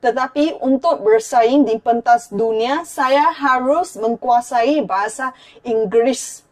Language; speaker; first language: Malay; non-native, fluent; Chinese